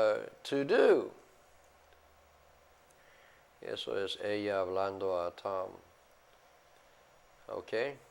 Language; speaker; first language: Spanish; non-native, fluent; English